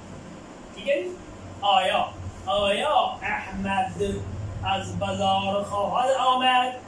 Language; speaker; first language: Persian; non-native, fluent; Urdu